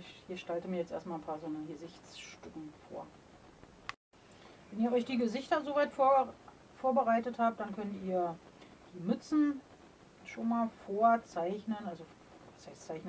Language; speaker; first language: German; native; German